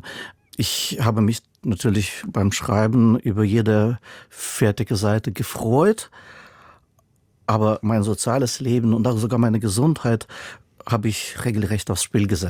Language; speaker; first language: German; non-native, fluent; Russian